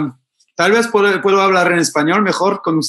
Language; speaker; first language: Spanish; non-native, fluent; French